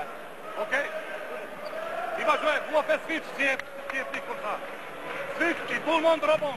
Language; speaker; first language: French; non-native, learner; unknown